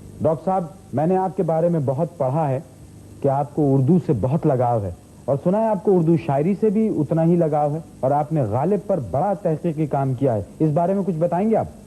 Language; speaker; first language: Urdu; native; Urdu